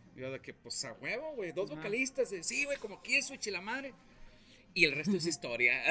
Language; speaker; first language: Spanish; native; Spanish